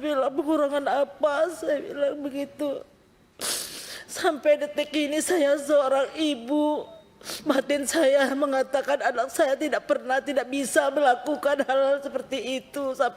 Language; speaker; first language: Indonesian; non-native, local second language; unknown